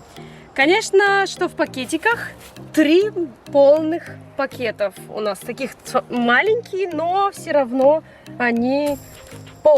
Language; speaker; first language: Russian; early bilingual, heritage; Russian